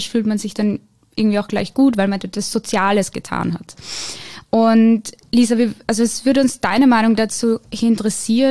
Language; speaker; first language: German; native; German